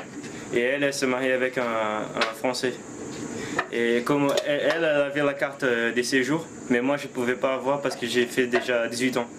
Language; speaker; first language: French; non-native, fluent; Portuguese